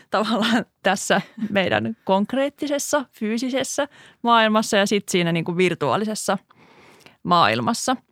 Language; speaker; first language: Finnish; native; Finnish